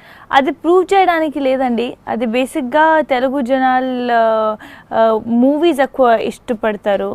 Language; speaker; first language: Telugu; non-native, fluent; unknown